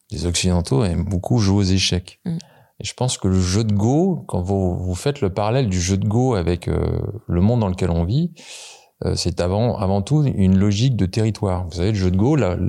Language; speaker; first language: French; native; French